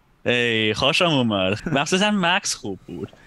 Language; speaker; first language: Persian; non-native, fluent; German